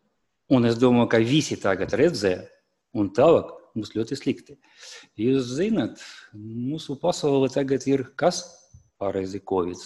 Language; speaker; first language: Latvian; non-native, local second language; Russian